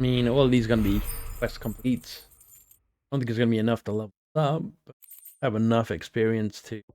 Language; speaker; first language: English; native; English